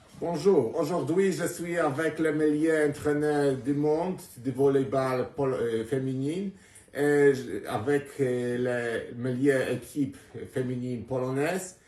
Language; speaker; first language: French; non-native, learner; Polish